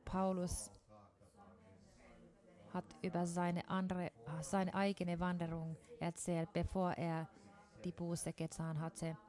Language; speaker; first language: German; non-native, fluent; Finnish